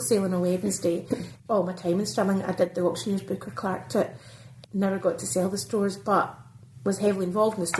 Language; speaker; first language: English; native; English